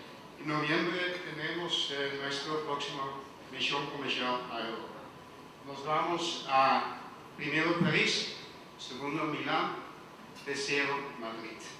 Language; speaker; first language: Spanish; non-native, fluent; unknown